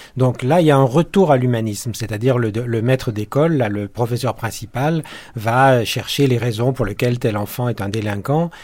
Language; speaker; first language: French; native; French